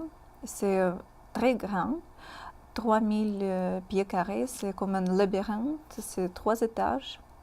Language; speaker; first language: French; non-native, fluent; Russian